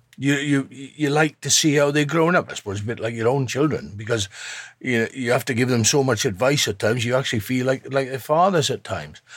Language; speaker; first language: English; native; English